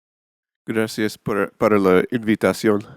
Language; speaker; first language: Spanish; non-native, learner; English